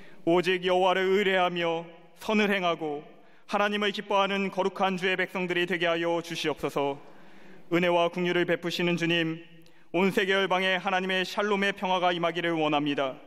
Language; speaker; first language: Korean; native; Korean